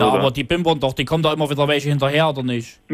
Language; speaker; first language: German; native; German